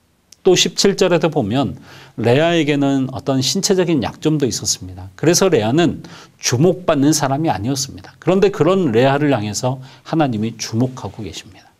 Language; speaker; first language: Korean; native; Korean